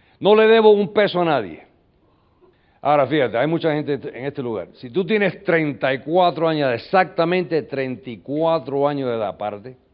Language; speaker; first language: Spanish; early bilingual, heritage; English